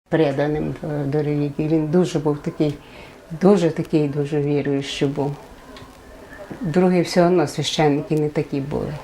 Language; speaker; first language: Ukrainian; native; Ukrainian